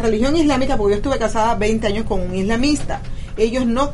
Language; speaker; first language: Spanish; native; Spanish